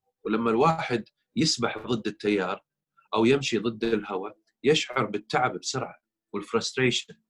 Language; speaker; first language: Arabic; native; Arabic